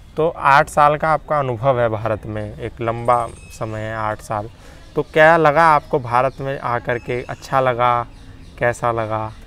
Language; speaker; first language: Hindi; native; Hindi